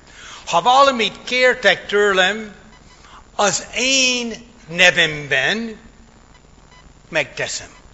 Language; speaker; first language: Hungarian; non-native, fluent; English